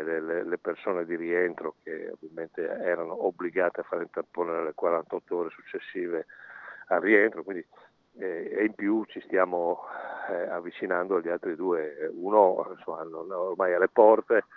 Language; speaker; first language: Italian; native; Italian